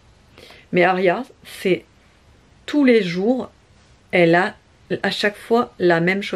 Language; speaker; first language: French; native; French